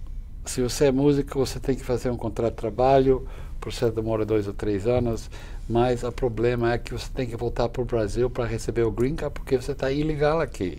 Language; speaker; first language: Portuguese; non-native, fluent; English